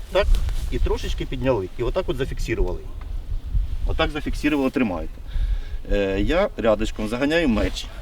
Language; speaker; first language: Ukrainian; native; Ukrainian